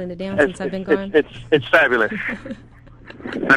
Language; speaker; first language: English; native; English